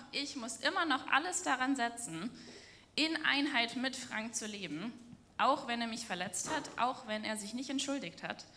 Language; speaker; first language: German; native; German